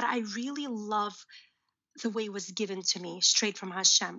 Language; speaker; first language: English; early bilingual, other home language; Uzbek